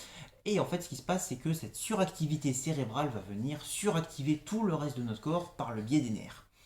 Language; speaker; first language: French; native; French